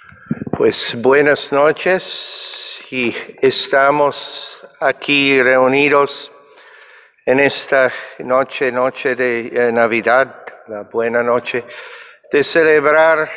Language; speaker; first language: Spanish; non-native, fluent; English